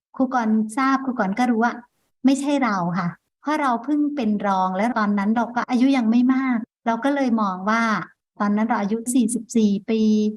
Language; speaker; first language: Thai; non-native, local second language; Khmer